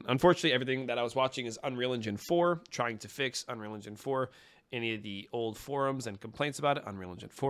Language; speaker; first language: English; native; English